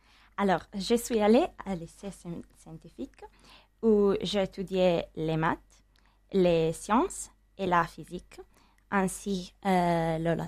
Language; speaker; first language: French; non-native, learner; Italian